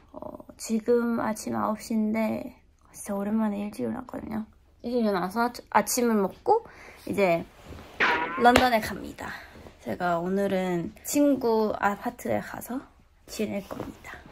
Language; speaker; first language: Korean; non-native, fluent; Thai